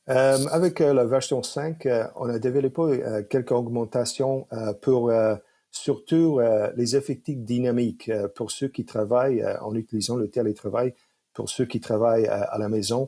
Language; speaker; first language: French; non-native, fluent; English